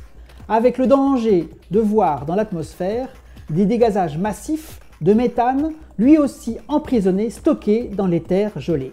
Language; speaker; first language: French; native; French